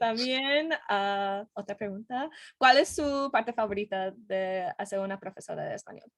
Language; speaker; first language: Spanish; non-native, learner; English